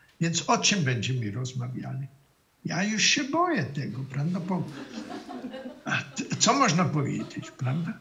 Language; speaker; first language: Polish; non-native, fluent; German